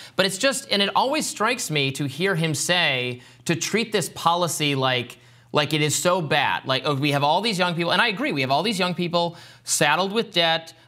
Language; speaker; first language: English; native; English